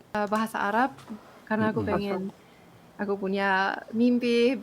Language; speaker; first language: Indonesian; non-native, fluent; Finnish